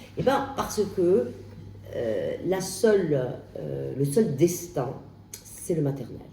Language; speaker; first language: French; non-native, local second language; Arabic